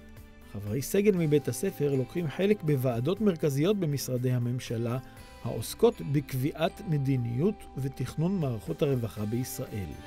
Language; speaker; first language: Hebrew; native; Hebrew